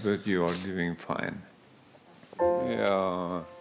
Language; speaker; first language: English; non-native, learner; Norwegian